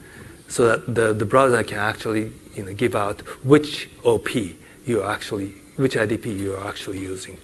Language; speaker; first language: English; non-native, fluent; Japanese